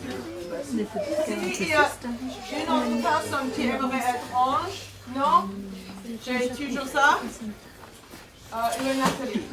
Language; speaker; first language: French; non-native, fluent; English